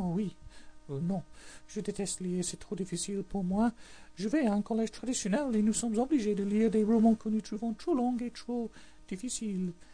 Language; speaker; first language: French; non-native, learner; English